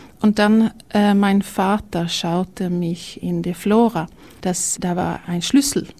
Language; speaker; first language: German; non-native, learner; Swedish